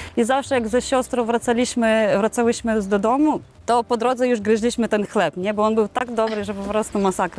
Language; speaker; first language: Polish; non-native, fluent; Ukrainian